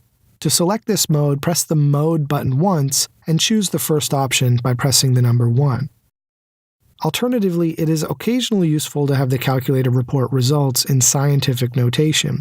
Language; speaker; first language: English; native; English